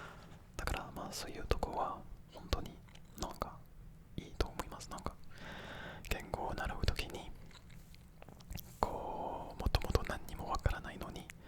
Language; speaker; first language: Japanese; non-native, fluent; French